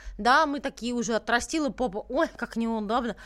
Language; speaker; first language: Russian; native; Russian